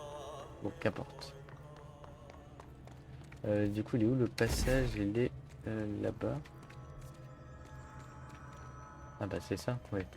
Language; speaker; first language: French; native; French